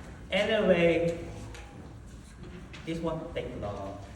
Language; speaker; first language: English; non-native, local second language; Filipino